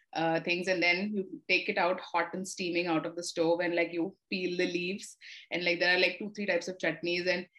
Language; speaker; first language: English; non-native, local second language; Telugu